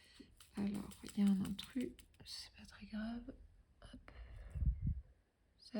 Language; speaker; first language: French; native; French